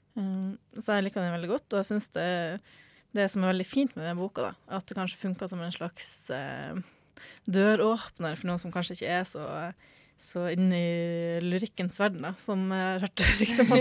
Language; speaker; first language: Norwegian; native; Norwegian